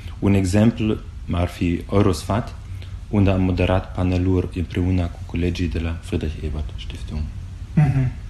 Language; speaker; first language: Romanian; non-native, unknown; German